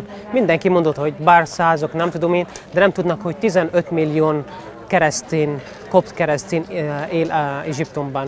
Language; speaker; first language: Hungarian; non-native, learner; Arabic